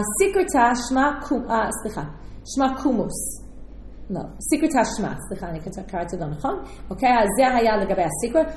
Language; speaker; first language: Hebrew; non-native, fluent; English